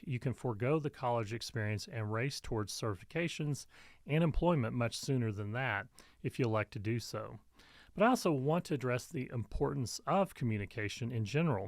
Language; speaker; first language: English; native; English